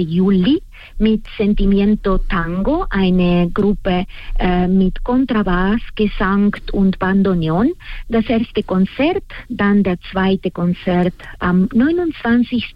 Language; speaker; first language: German; non-native, fluent; Spanish